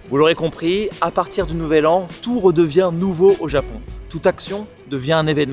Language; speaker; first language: French; native; French